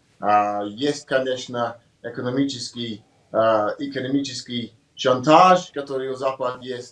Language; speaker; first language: Russian; non-native, learner; English